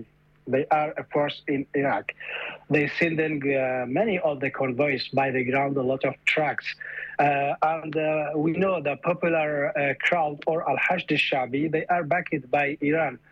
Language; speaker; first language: English; non-native, fluent; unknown